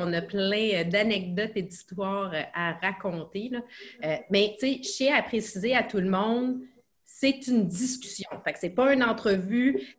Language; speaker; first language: French; native; French